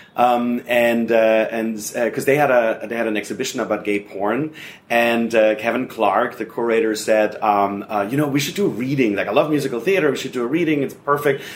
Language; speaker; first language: English; non-native, fluent; German